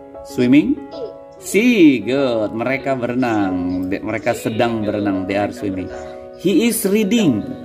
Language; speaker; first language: English; non-native, fluent; Indonesian